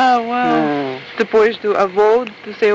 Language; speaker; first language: Portuguese; non-native, fluent; English